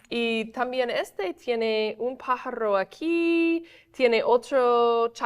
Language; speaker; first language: Spanish; non-native, fluent; English